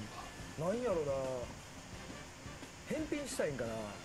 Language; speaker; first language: Japanese; native; Japanese